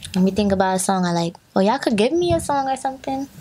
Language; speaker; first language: English; native; English